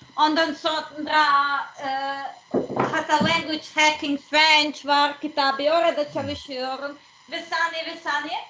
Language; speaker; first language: Turkish; non-native, learner; Serbian